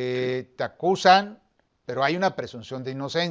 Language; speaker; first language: Spanish; native; Spanish